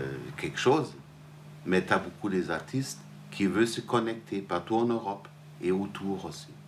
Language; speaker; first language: French; non-native, fluent; German